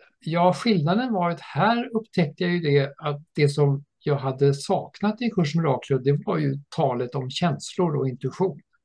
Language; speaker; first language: Swedish; early bilingual, other home language; English